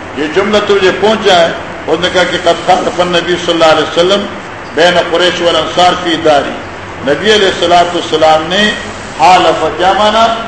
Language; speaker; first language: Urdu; non-native, local second language; Northern Hindko